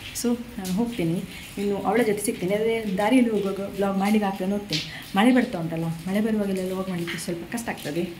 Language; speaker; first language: Kannada; non-native, local second language; Tulu